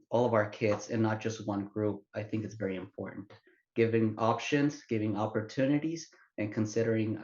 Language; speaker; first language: English; non-native, fluent; Spanish